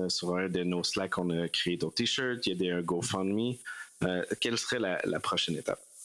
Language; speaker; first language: French; native; French